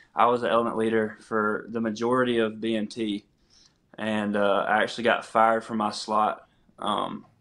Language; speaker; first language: English; native; English